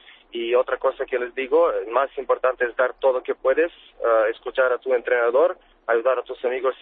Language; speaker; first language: Spanish; non-native, fluent; Serbian